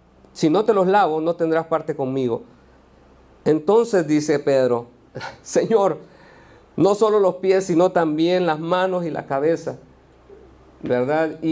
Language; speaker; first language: Spanish; native; Spanish